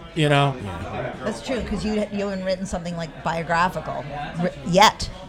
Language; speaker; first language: English; native; English